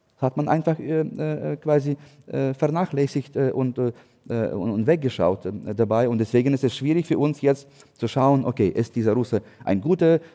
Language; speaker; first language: German; non-native, fluent; Ukrainian